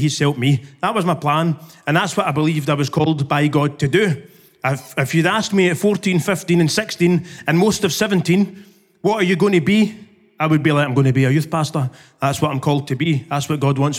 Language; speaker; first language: English; native; English